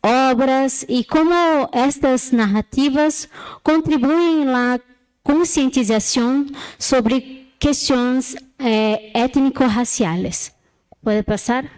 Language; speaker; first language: Spanish; non-native, learner; Portuguese